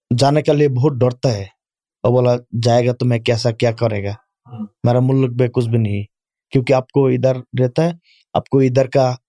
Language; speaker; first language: Urdu; non-native, learner; Bangla